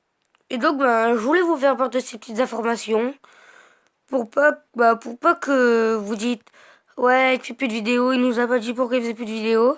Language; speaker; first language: French; native; French